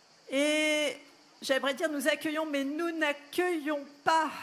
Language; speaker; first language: French; native; French